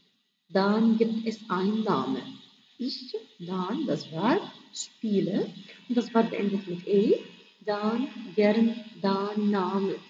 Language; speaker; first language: German; non-native, fluent; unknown